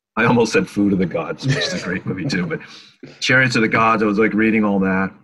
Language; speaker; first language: English; native; English